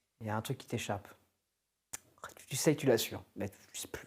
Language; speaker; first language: French; native; French